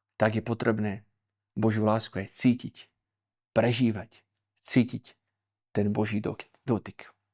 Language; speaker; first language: Slovak; native; Slovak